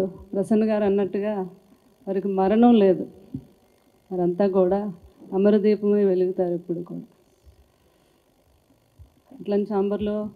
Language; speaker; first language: Telugu; native; Telugu